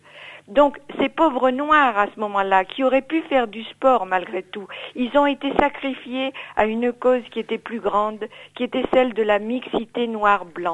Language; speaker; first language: French; native; French